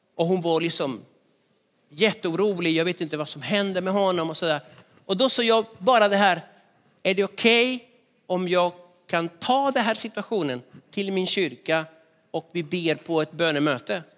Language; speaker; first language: Swedish; non-native, fluent; Spanish